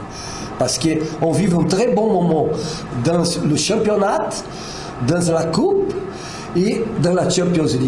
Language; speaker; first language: French; non-native, fluent; Portuguese